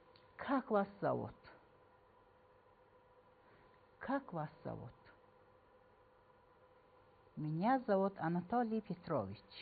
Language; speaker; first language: Russian; non-native, fluent; Mongolian